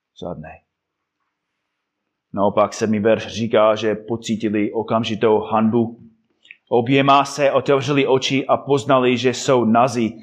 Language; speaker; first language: Czech; non-native, fluent; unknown